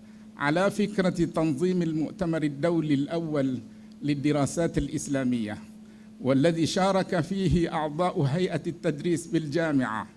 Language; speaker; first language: Arabic; non-native, fluent; Malay